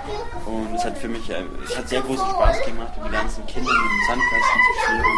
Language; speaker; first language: German; native; German